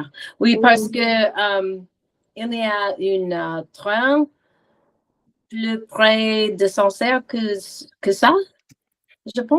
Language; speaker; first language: French; non-native, learner; English